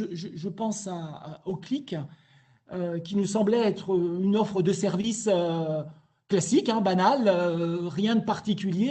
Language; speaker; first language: French; native; French